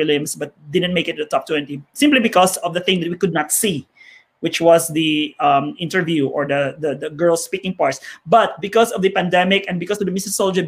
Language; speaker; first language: English; non-native, local second language; Hiligaynon